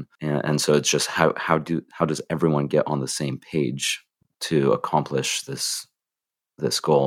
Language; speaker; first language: English; native; English